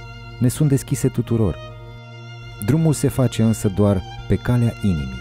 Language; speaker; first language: Romanian; native; Romanian